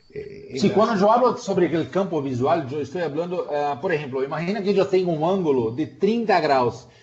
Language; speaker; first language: Spanish; non-native, fluent; Portuguese